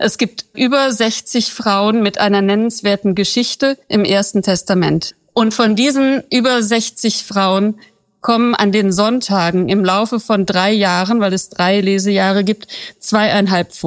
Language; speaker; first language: German; native; German